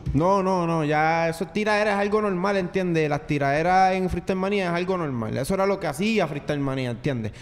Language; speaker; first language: Spanish; native; Spanish